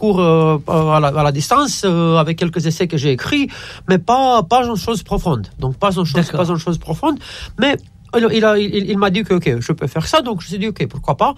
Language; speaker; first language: French; non-native, fluent; Romanian